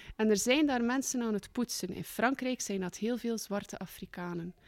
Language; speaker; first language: Dutch; native; Dutch